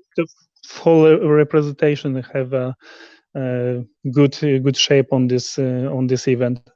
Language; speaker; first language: English; non-native, learner; Polish